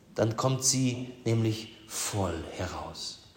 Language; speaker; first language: German; early bilingual, other home language; Russian